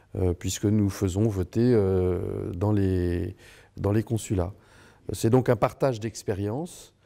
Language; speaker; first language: French; native; French